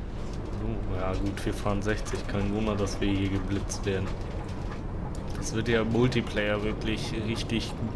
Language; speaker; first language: German; native; German